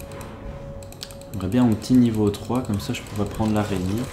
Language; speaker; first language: French; native; French